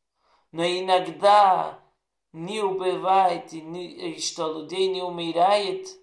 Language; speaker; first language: Russian; non-native, learner; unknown